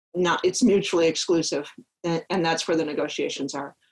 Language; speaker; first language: English; native; English